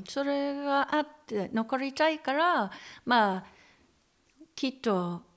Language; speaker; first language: Japanese; non-native, fluent; English